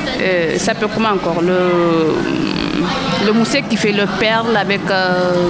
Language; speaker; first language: French; non-native, learner; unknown